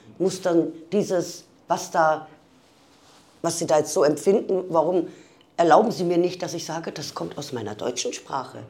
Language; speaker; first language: German; early bilingual, other home language; Turkish